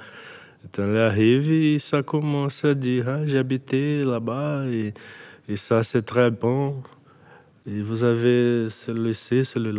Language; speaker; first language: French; non-native, learner; Portuguese